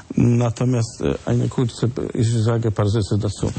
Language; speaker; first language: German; non-native, fluent; Polish